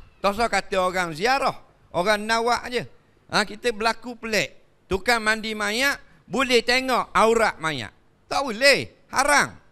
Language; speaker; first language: Malay; native; Malay